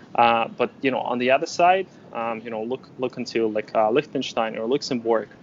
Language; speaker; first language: English; non-native, fluent; Ukrainian